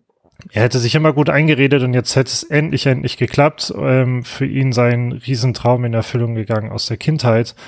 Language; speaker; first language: German; native; German